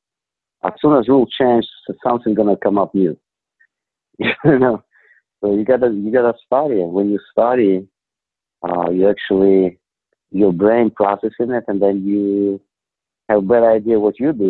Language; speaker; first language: English; non-native, fluent; Ukrainian